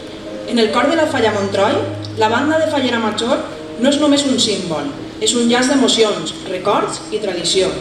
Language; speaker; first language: Catalan; native; Catalan